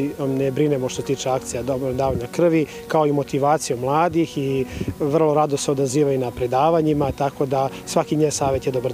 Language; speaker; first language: Serbian; native; Serbian